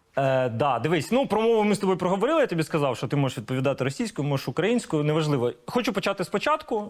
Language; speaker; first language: Ukrainian; native; Ukrainian